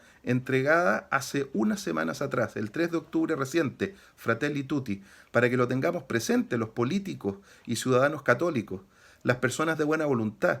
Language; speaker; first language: Spanish; native; Spanish